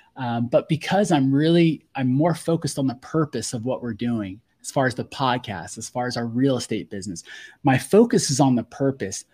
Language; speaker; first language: English; native; English